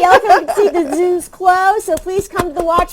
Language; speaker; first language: English; native; English